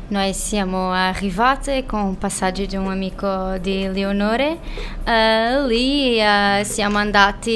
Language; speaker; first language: Italian; non-native, learner; Portuguese